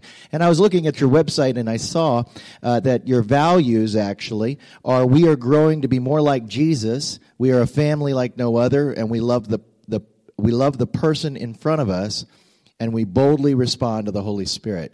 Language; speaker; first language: English; native; English